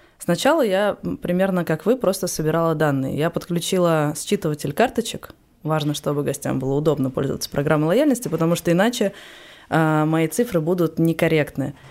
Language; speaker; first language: Russian; native; Russian